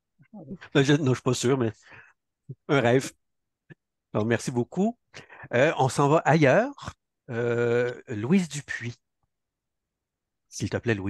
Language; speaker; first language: French; native; French